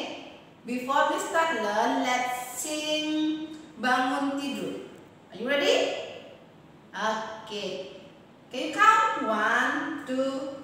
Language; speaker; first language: English; non-native, learner; Indonesian